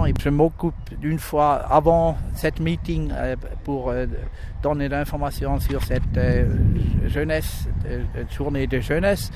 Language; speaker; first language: French; non-native, local second language; German